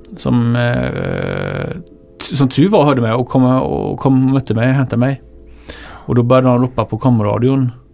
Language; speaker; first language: Swedish; native; Swedish